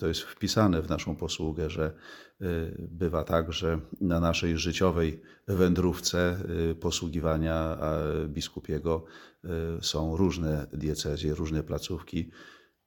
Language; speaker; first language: Polish; native; Polish